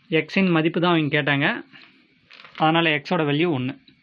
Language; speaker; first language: Tamil; native; Tamil